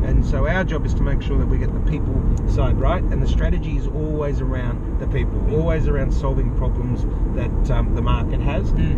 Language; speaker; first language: English; native; English